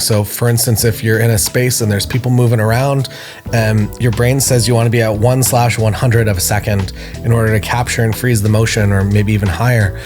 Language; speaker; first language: English; native; English